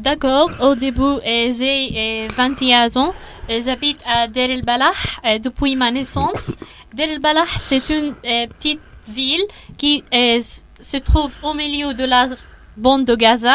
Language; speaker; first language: French; non-native, learner; Arabic